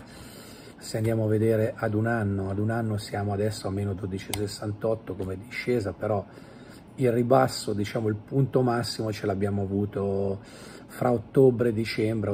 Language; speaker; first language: Italian; native; Italian